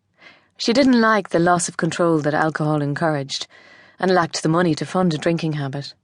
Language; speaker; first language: English; native; English